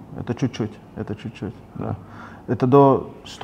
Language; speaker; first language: Russian; non-native, learner; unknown